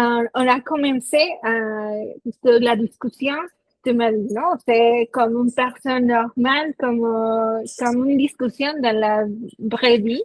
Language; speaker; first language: French; non-native, fluent; Spanish